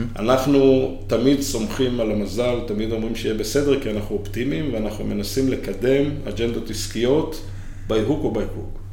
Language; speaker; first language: Hebrew; native; Hebrew